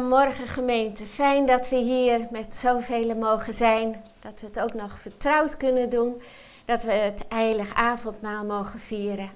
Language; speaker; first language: Dutch; native; Dutch